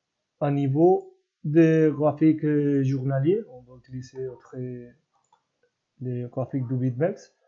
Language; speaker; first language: French; non-native, learner; Spanish